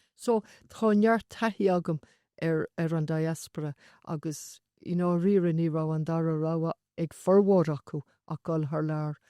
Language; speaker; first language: Irish; non-native, local second language; English